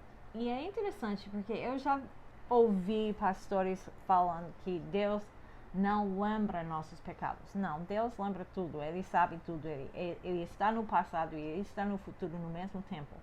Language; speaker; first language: Portuguese; non-native, fluent; English